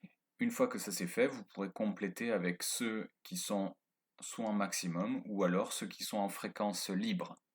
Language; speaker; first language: French; native; French